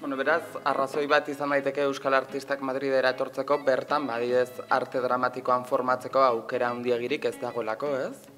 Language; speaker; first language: Basque; native; Basque